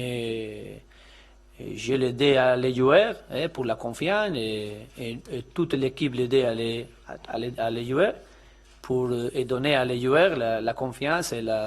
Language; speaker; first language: French; non-native, learner; Spanish